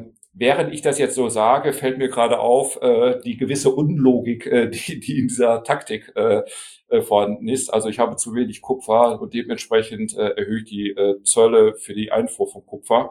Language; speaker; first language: German; native; German